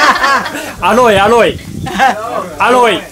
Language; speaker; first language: Thai; non-native, learner; Japanese